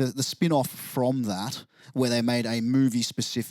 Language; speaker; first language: English; native; English